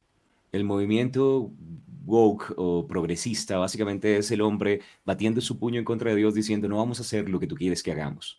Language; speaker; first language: Spanish; native; Spanish